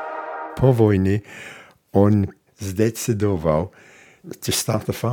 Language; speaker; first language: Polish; non-native, learner; English